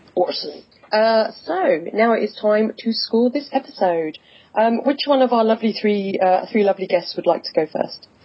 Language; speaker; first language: English; native; English